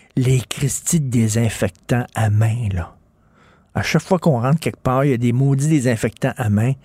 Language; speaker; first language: French; native; French